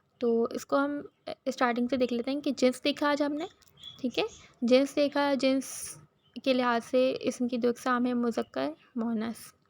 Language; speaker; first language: Urdu; native; Urdu